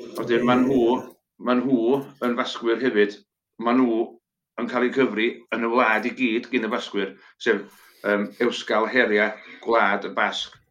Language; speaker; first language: Welsh; native; Welsh